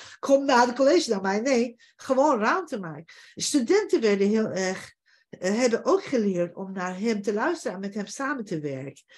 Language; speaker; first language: Dutch; non-native, fluent; Persian